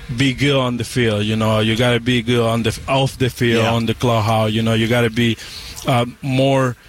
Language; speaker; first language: English; non-native, learner; Spanish